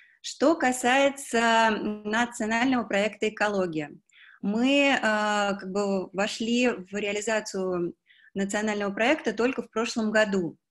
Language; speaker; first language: Russian; native; Russian